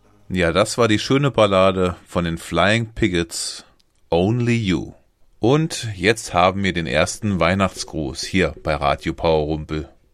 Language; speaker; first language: German; native; German